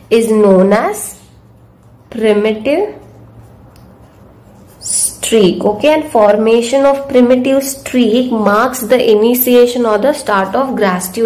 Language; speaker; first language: English; non-native, local second language; Hindi